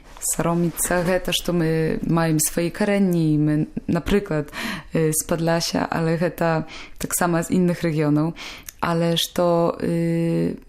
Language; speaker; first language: Belarusian; non-native, local second language; Polish